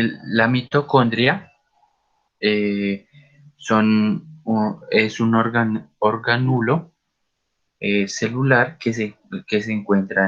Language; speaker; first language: Spanish; native; Spanish